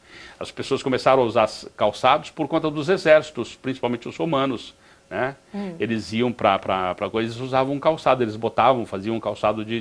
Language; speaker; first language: Portuguese; native; Portuguese